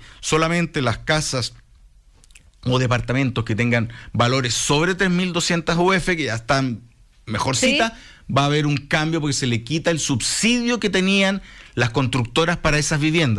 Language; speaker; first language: Spanish; native; Spanish